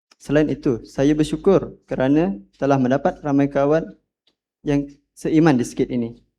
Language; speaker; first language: Malay; non-native, local second language; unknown